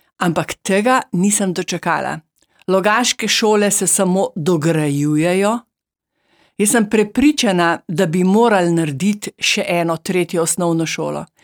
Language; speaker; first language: Slovenian; native; Slovenian